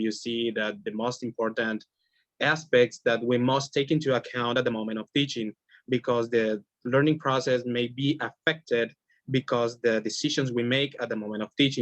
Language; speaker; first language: English; non-native, learner; Spanish